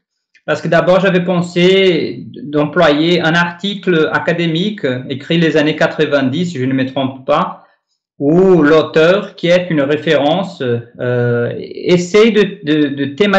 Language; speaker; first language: French; non-native, fluent; Portuguese